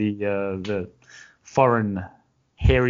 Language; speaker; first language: English; native; English